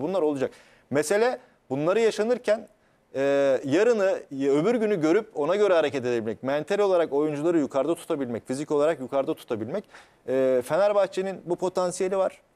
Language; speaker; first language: Turkish; native; Turkish